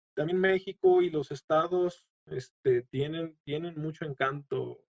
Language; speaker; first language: Spanish; native; Spanish